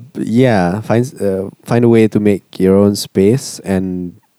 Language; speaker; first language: English; non-native, local second language; Malay